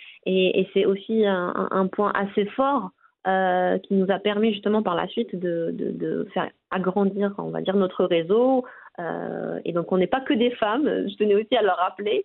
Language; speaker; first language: French; non-native, local second language; Arabic